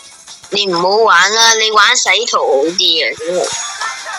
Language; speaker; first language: Chinese; early bilingual, heritage; Cantonese